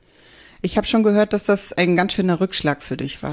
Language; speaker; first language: German; native; German